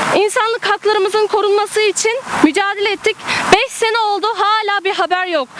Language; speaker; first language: Turkish; non-native, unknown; Uyghur